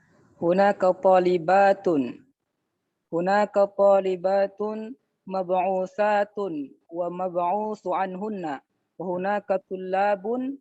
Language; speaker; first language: Arabic; non-native, learner; Indonesian